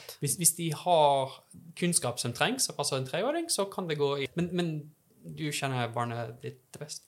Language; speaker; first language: Norwegian; non-native, fluent; English